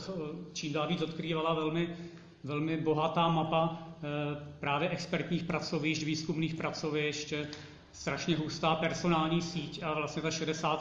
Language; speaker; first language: Czech; native; Czech